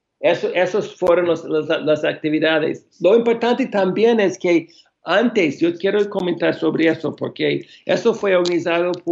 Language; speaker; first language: Spanish; non-native, fluent; English